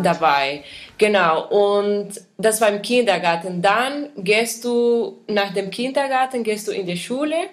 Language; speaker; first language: German; non-native, fluent; Spanish